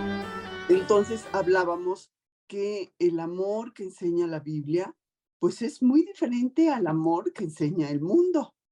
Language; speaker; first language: Spanish; native; Spanish